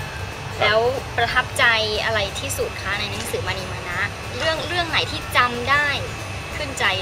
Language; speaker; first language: Thai; native; Thai